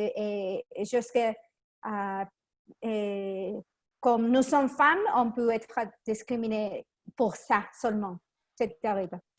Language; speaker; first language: French; non-native, learner; Spanish